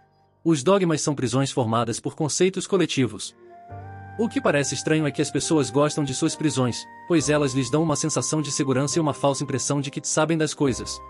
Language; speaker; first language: Portuguese; native; Portuguese